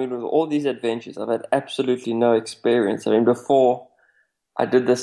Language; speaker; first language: English; native; English